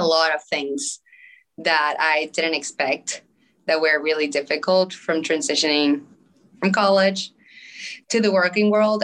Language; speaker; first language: English; non-native, fluent; Spanish